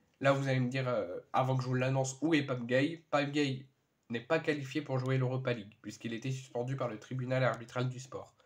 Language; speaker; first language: French; native; French